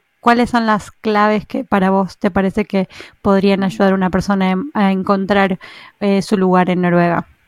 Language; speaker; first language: Spanish; native; Spanish